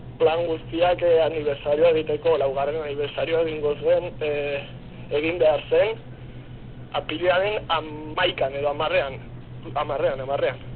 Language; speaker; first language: Basque; non-native, local second language; Spanish